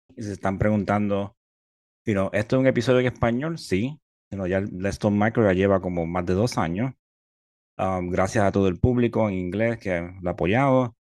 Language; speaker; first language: Spanish; native; Spanish